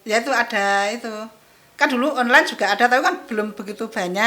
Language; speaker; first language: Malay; non-native, local second language; Javanese